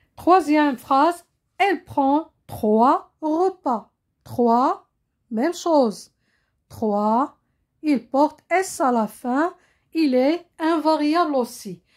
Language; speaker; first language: French; non-native, local second language; Arabic